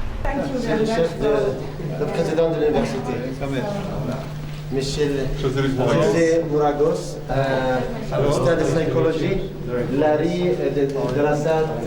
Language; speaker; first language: French; non-native, fluent; Arabic